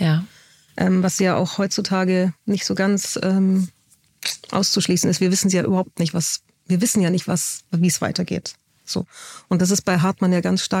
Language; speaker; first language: German; native; German